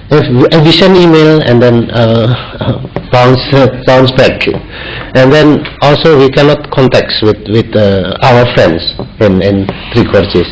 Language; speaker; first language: English; non-native, fluent; Indonesian